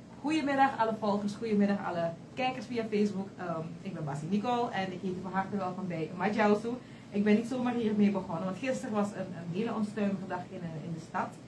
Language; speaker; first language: Dutch; native; Dutch